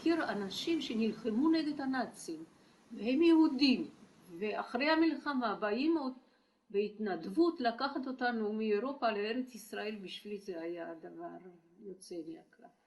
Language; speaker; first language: Hebrew; non-native, fluent; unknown